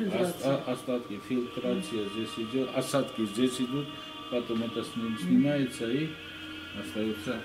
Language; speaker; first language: Russian; non-native, fluent; Georgian